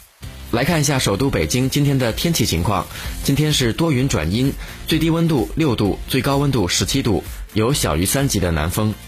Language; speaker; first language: Chinese; native; Chinese